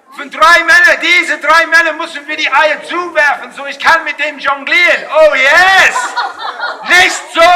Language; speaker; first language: German; non-native, fluent; English